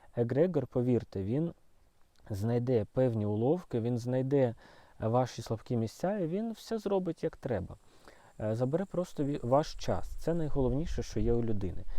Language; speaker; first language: Ukrainian; non-native, local second language; Russian